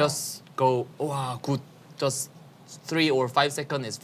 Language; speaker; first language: English; non-native, learner; Korean